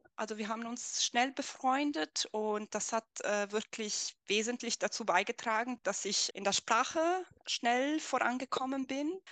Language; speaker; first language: German; non-native, fluent; Italian